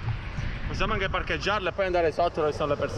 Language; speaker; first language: Italian; native; Italian